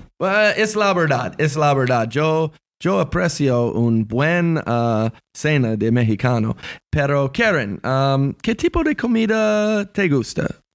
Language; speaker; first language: Spanish; non-native, learner; English